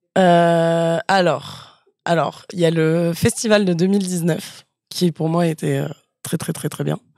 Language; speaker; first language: French; native; French